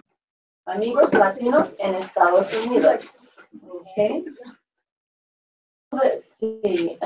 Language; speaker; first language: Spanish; non-native, learner; English